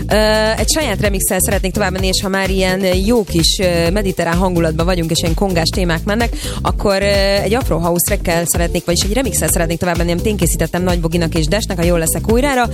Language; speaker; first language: Hungarian; native; Hungarian